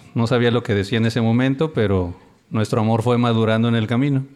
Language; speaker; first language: Spanish; native; Spanish